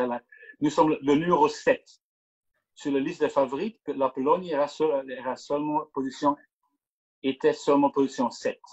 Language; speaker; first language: French; non-native, local second language; Dutch